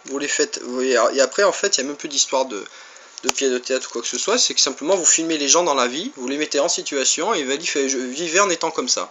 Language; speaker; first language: French; native; French